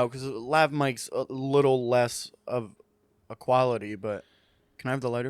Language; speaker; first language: English; native; English